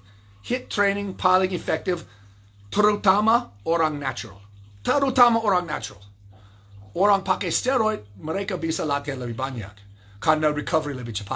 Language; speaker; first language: Indonesian; non-native, learner; English